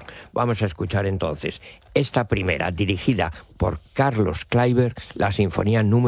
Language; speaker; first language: Spanish; native; Spanish